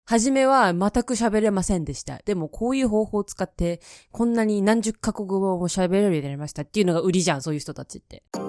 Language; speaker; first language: Japanese; native; Japanese